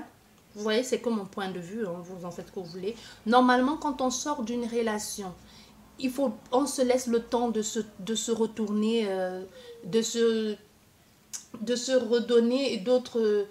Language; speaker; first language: French; native; French